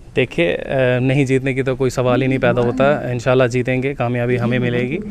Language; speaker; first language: Hindi; native; Hindi